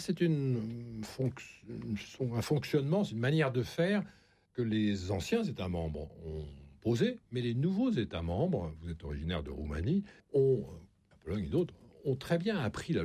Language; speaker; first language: French; native; French